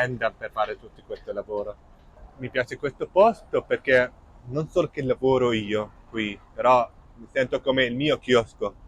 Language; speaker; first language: Italian; non-native, fluent; Arabic